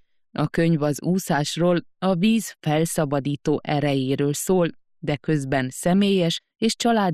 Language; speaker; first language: Hungarian; native; Hungarian